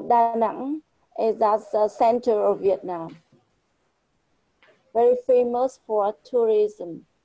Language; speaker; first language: English; non-native, fluent; Vietnamese